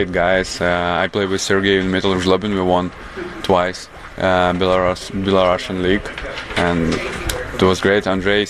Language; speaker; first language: English; non-native, learner; Russian